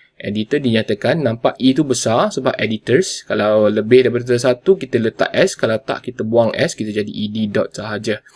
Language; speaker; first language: Malay; non-native, local second language; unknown